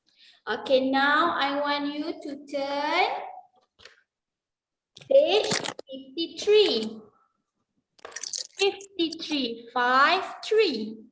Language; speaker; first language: English; non-native, local second language; Malay